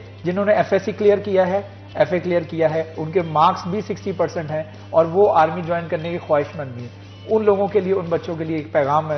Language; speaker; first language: Hindi; non-native, local second language; Punjabi